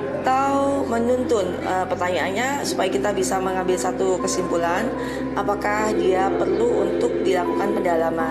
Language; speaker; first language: Indonesian; native; Indonesian